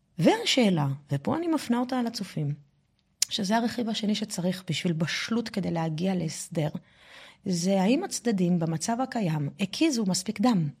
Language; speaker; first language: Hebrew; non-native, fluent; French